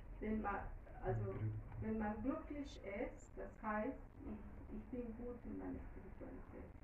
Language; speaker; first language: German; non-native, fluent; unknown